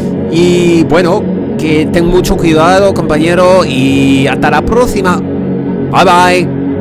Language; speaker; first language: Spanish; non-native, learner; French